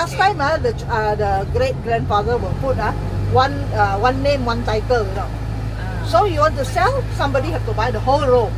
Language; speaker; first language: English; non-native, local second language; Chinese